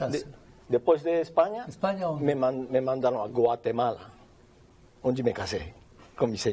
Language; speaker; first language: Portuguese; non-native, learner; Japanese